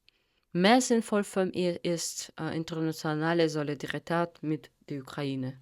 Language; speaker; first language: German; non-native, fluent; Russian